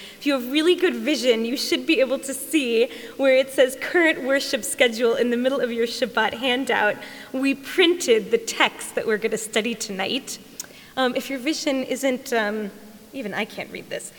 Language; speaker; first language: English; native; English